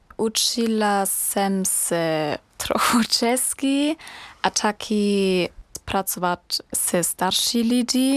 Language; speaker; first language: Czech; non-native, learner; German